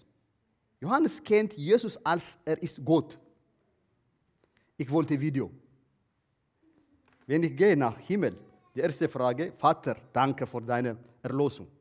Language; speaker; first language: German; non-native, learner; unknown